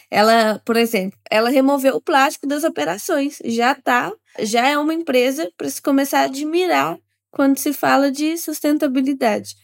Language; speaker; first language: Portuguese; native; Portuguese